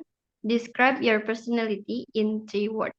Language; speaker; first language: English; non-native, learner; Indonesian